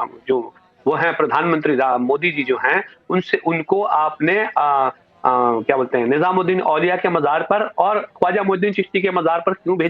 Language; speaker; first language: Hindi; native; Hindi